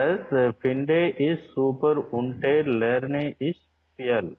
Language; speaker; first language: German; non-native, learner; Tamil